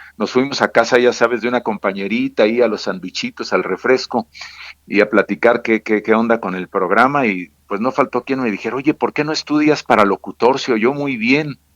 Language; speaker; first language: Spanish; native; Spanish